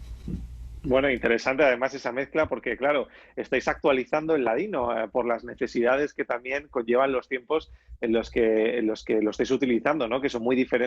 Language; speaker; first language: Spanish; native; Spanish